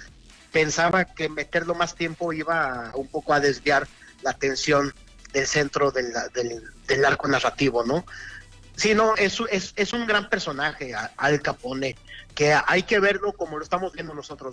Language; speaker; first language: Spanish; native; Spanish